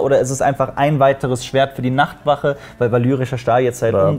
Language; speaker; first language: German; native; German